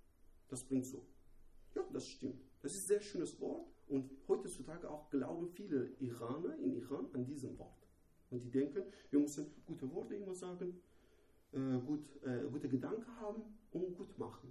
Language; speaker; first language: German; non-native, learner; Persian